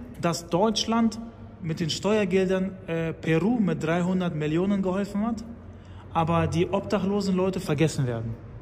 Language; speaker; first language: German; native; German